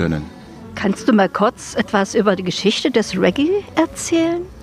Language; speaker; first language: German; native; German